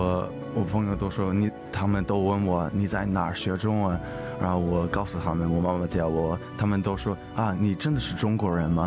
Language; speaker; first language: Chinese; early bilingual, heritage; English